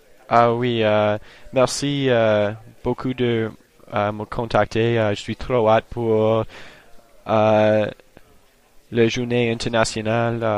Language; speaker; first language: French; non-native, learner; English